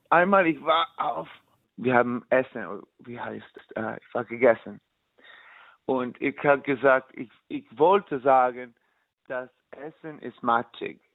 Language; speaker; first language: German; non-native, learner; English